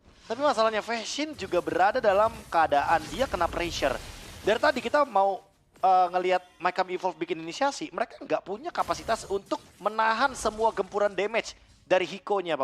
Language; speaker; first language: Indonesian; native; Indonesian